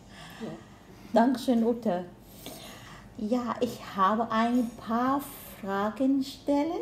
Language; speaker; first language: German; non-native, learner; Vietnamese